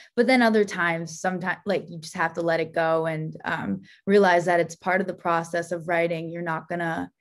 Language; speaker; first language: English; native; English